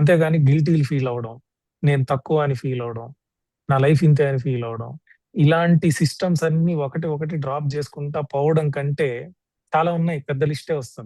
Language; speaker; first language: Telugu; native; Telugu